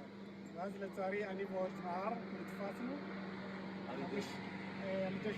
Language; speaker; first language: Hebrew; non-native, fluent; Amharic